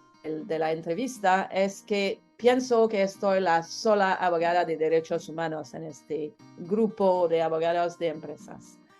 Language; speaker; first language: Spanish; non-native, learner; French